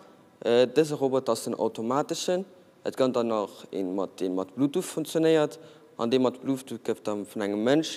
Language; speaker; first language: German; non-native, learner; Portuguese